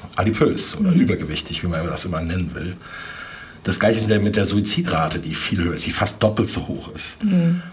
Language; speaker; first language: German; native; German